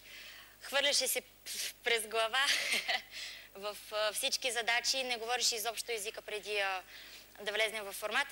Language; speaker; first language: Bulgarian; native; Bulgarian